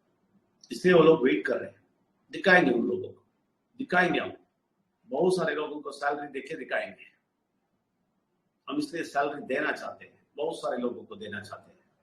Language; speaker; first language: Hindi; non-native, local second language; Telugu